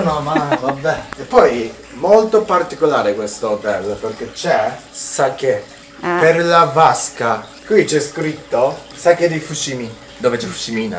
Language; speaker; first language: Italian; non-native, learner; Japanese